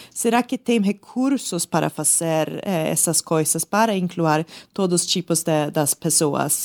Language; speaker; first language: Portuguese; non-native, learner; Swedish